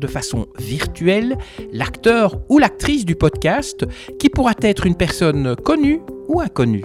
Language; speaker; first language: French; native; French